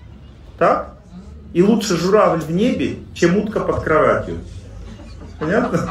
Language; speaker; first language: Russian; native; Russian